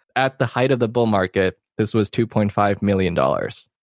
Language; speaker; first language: English; non-native, local second language; Cantonese